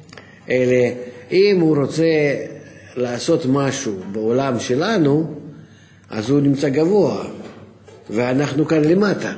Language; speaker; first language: Hebrew; non-native, fluent; Russian